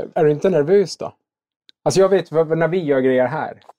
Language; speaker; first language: Swedish; native; Swedish